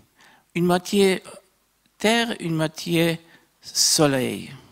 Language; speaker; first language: French; non-native, fluent; German